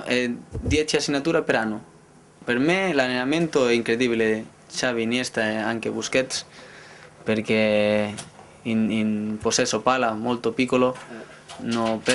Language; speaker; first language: Italian; non-native, learner; Spanish